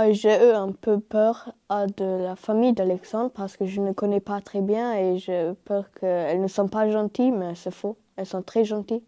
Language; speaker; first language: French; non-native, learner; German